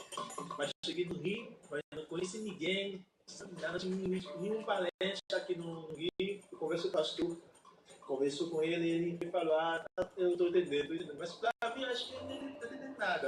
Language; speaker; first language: Portuguese; non-native, learner; Haitian Creole